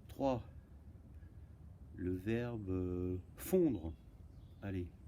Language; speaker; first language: French; native; French